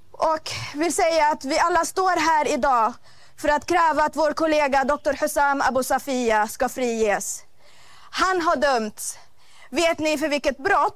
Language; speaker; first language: Swedish; non-native, fluent; Arabic